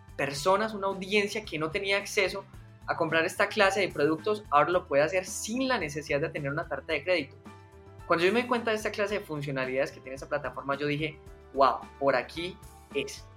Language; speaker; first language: Spanish; native; Spanish